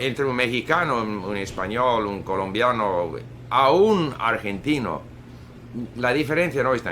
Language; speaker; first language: Spanish; non-native, fluent; Swedish